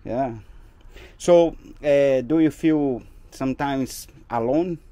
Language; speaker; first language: English; non-native, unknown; Portuguese